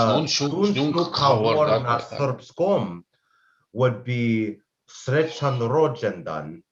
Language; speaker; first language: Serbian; non-native, learner; English